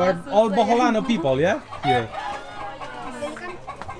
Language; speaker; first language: English; non-native, learner; Polish